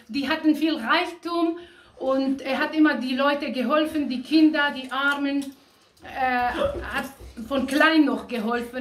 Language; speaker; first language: German; non-native, fluent; Aramaic